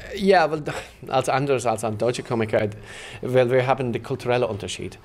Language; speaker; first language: German; non-native, fluent; English